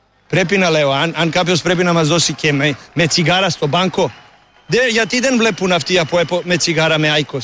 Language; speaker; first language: Greek; non-native, learner; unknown